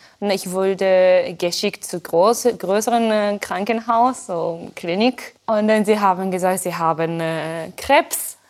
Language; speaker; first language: German; non-native, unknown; Japanese